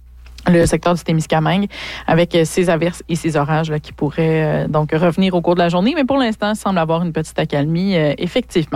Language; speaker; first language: French; native; French